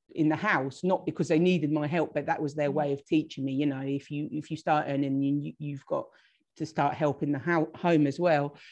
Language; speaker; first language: English; native; English